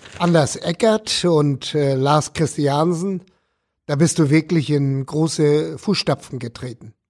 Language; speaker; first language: German; native; German